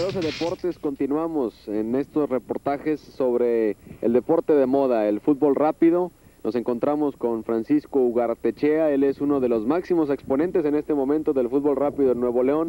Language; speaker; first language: Spanish; native; Spanish